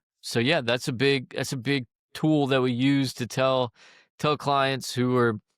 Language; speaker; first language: English; native; English